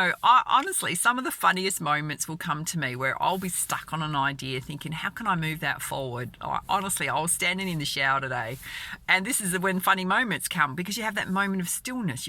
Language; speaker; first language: English; native; English